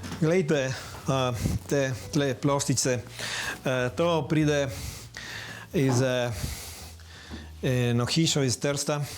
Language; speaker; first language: Slovenian; early bilingual, heritage; Italian